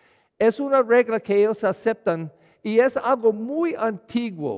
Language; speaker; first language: Spanish; non-native, learner; English